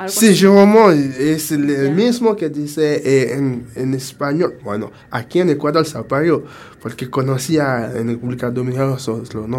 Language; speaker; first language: Spanish; non-native, fluent; Haitian Creole